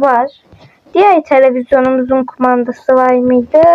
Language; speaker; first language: Turkish; native; Turkish